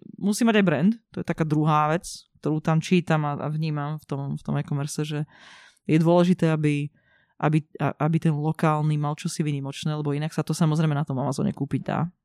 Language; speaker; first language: Slovak; non-native, local second language; Hungarian